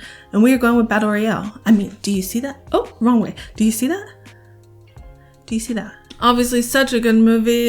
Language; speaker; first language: English; native; English